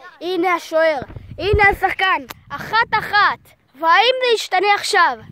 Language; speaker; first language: Hebrew; native; Hebrew